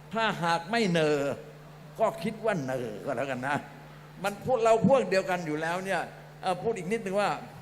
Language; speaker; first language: Thai; native; Thai